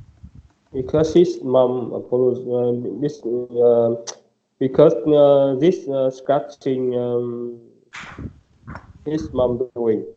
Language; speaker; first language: English; non-native, learner; Vietnamese